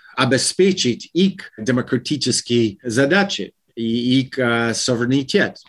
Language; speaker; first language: Russian; non-native, learner; English